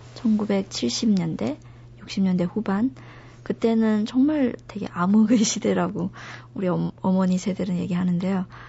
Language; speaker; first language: Korean; non-native, fluent; Chinese